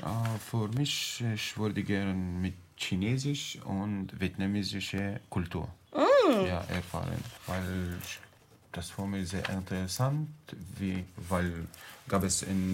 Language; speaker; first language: German; non-native, learner; Arabic